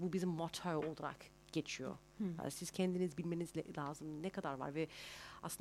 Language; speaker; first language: Turkish; early bilingual, heritage; Turkish